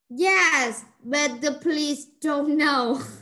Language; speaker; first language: English; non-native, learner; Vietnamese